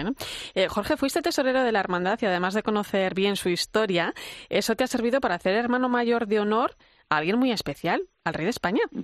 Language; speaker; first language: Spanish; native; Spanish